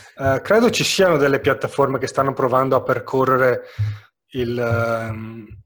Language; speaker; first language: Italian; native; Italian